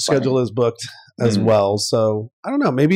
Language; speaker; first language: English; native; English